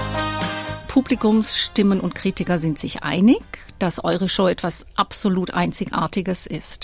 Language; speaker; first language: German; native; German